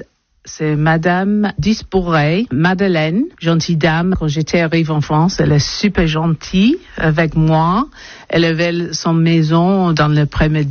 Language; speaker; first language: French; non-native, learner; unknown